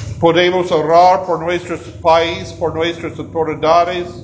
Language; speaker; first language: Spanish; non-native, learner; English